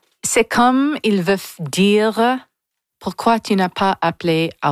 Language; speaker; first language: French; non-native, learner; English